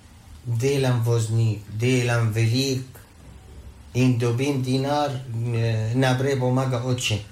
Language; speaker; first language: Slovenian; non-native, learner; Arabic